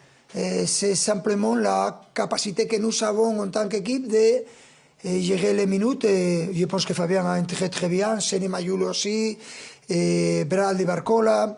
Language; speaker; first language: French; non-native, fluent; Spanish